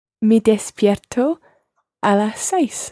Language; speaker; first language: Spanish; non-native, learner; English